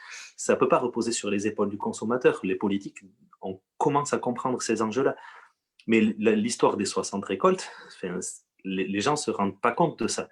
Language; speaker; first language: French; native; French